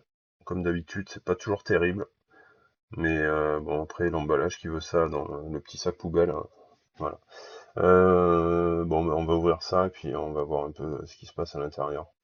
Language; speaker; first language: French; native; French